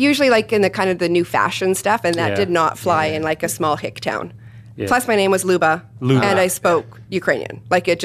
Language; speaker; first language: English; non-native, fluent; Ukrainian